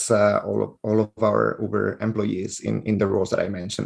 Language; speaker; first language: English; non-native, fluent; Spanish